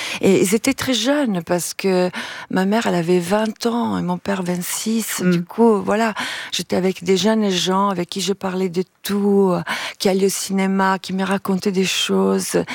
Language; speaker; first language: French; non-native, fluent; Italian